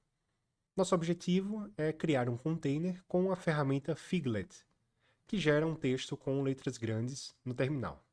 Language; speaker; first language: Portuguese; native; Portuguese